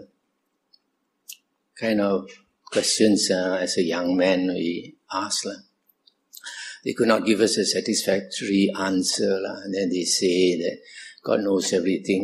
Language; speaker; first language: English; non-native, local second language; Min Nan Chinese